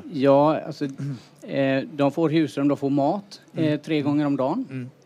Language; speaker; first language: Swedish; native; Swedish